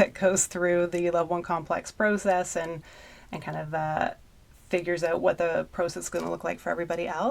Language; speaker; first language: English; native; English